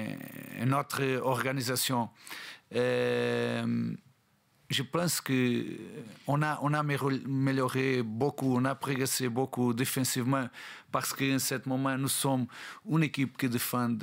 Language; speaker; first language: French; non-native, learner; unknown